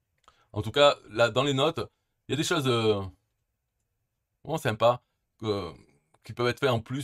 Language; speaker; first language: French; native; French